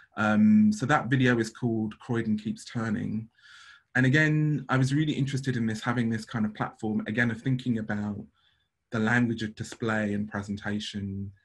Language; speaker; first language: English; native; English